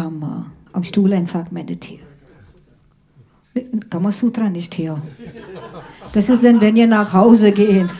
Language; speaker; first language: German; non-native, fluent; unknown